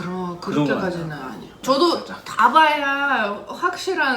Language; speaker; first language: Korean; non-native, fluent; Russian